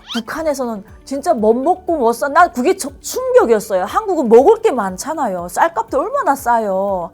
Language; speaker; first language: Korean; native; Korean